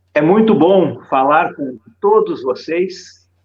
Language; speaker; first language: Portuguese; non-native, fluent; English